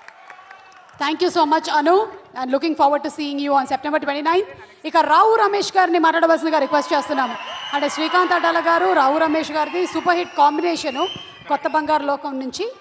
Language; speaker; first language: Telugu; native; Telugu